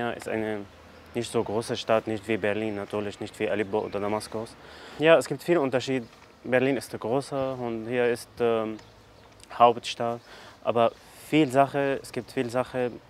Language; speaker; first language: German; non-native, learner; Arabic